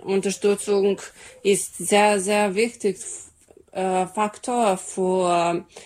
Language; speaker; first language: German; non-native, learner; Serbian